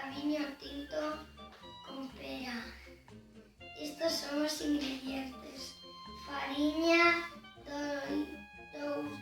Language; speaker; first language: Galician; non-native, local second language; Spanish